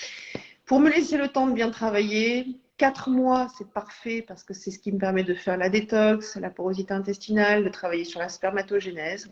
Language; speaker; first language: French; native; French